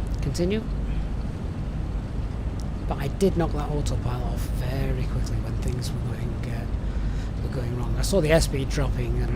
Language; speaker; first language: English; native; English